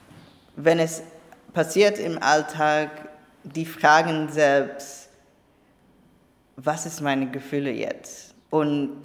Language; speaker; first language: German; non-native, learner; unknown